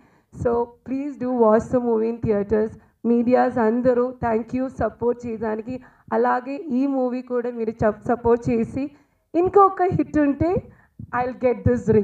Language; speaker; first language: Telugu; non-native, learner; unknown